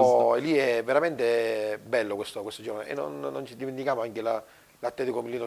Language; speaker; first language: Italian; native; Italian